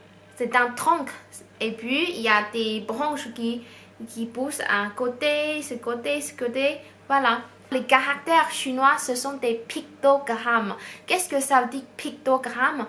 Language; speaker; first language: French; non-native, fluent; Chinese